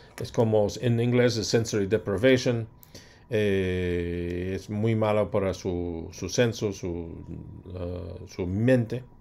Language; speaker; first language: Spanish; non-native, fluent; English